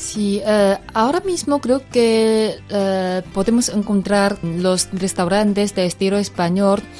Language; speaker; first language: Spanish; non-native, fluent; Chinese